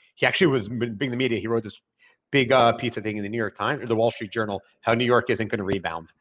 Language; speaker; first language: English; native; English